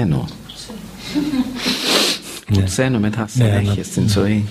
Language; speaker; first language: Greek; non-native, learner; English